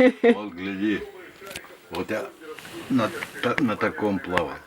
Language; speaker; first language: Russian; native; Russian